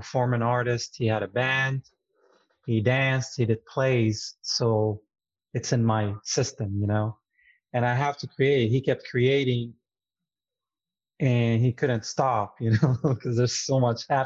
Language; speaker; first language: English; non-native, fluent; Arabic